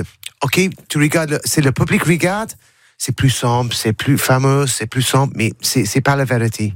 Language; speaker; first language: French; non-native, learner; English